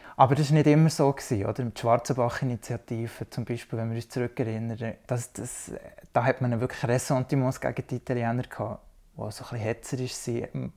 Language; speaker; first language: German; native; German